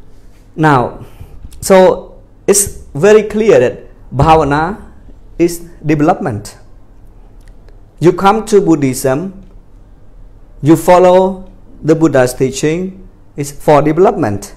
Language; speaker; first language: English; non-native, fluent; Khmer